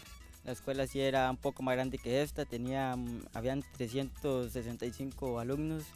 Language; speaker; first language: Spanish; early bilingual, heritage; Spanish